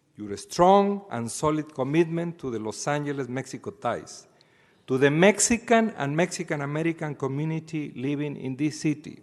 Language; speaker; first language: English; non-native, fluent; Spanish